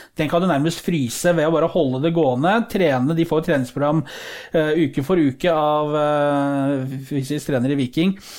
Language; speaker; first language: Norwegian; native; Norwegian